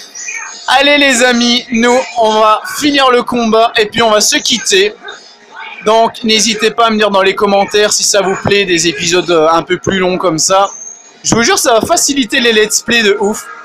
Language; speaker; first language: French; native; French